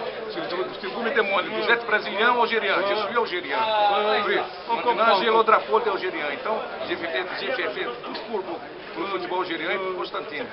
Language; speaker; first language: French; non-native, learner; Portuguese